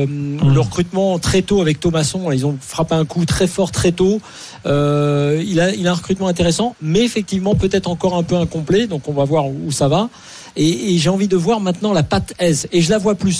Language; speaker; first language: French; native; French